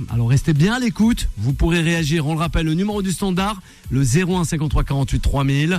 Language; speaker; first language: French; native; French